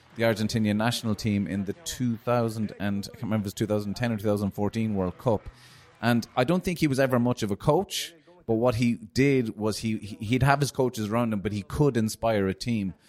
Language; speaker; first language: English; native; English